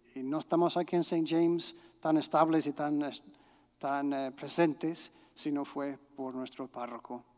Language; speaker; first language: Spanish; non-native, fluent; English